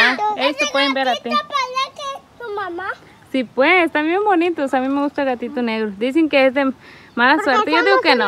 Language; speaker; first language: Spanish; native; Spanish